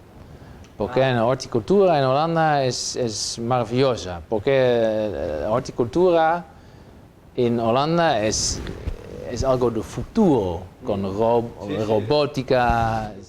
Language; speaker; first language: Spanish; non-native, fluent; Dutch